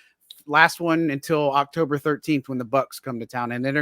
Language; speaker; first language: English; native; English